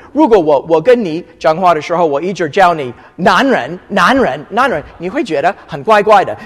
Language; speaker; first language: Chinese; non-native, fluent; English